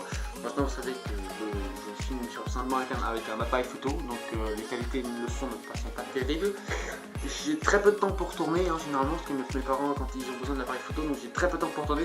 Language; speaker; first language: French; native; French